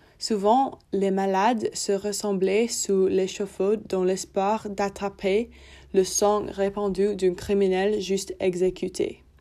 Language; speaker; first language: French; non-native, learner; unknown